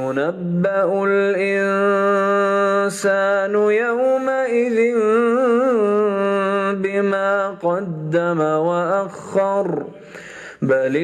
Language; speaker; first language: Arabic; native; Arabic